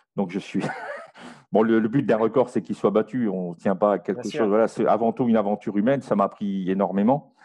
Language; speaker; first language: French; native; French